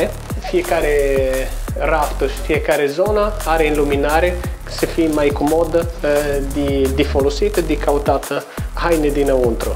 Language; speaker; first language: Romanian; non-native, fluent; Italian